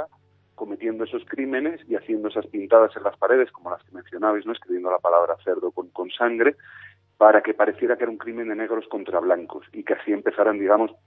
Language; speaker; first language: Spanish; native; Spanish